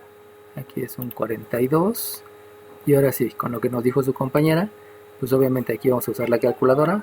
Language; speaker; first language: Spanish; native; Spanish